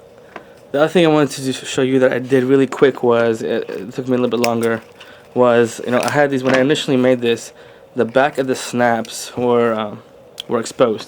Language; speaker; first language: English; native; English